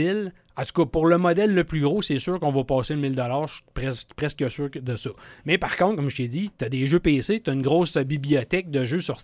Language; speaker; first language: French; native; French